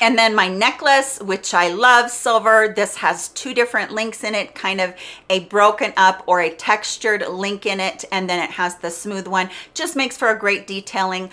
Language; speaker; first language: English; native; English